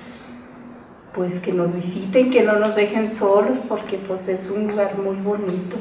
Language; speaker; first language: Spanish; native; Spanish